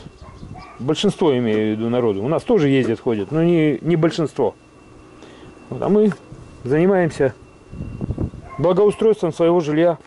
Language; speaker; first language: Russian; native; Russian